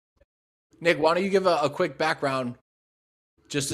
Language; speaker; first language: English; native; English